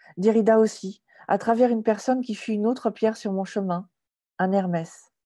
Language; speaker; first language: French; native; French